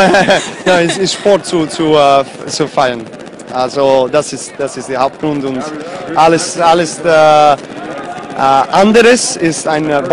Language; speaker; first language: German; non-native, learner; Serbian